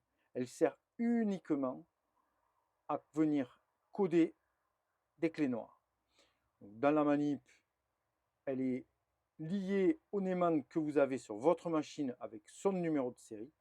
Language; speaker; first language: French; native; French